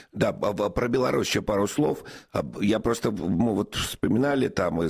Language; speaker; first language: Russian; native; Russian